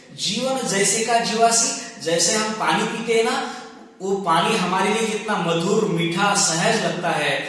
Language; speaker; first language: Hindi; non-native, local second language; Marathi